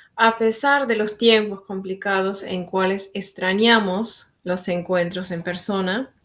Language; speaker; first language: Spanish; non-native, fluent; Slovenian